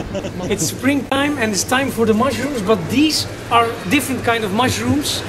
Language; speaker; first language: English; non-native, fluent; Dutch